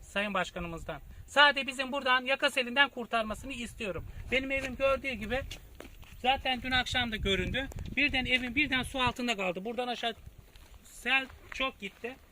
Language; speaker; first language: Turkish; native; Turkish